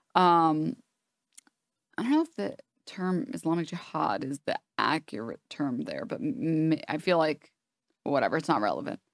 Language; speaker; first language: English; native; English